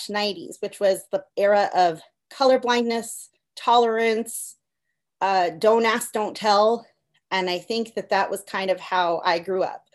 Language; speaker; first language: English; early bilingual, other home language; Spanish